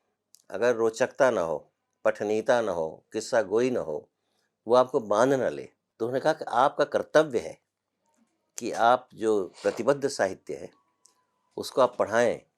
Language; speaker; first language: Hindi; native; Hindi